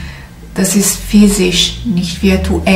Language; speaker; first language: German; non-native, learner; Italian